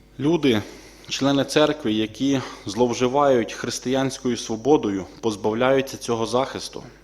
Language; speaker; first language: Ukrainian; native; Ukrainian